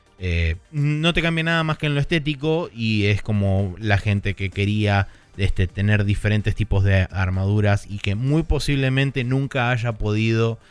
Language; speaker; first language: Spanish; native; Spanish